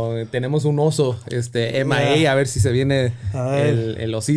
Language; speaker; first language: Spanish; early bilingual, heritage; Spanish